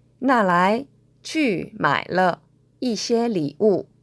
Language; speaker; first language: Chinese; non-native, fluent; Korean